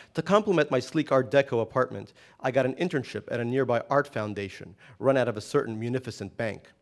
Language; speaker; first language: English; non-native, fluent; Russian